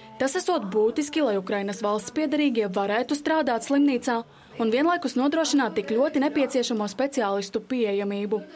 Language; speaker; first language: Latvian; native; Latvian